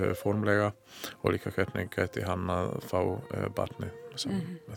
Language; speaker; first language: Icelandic; non-native, learner; Hungarian